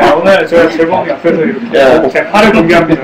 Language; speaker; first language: Korean; native; Korean